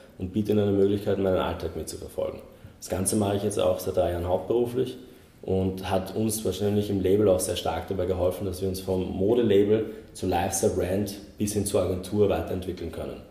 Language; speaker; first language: German; native; German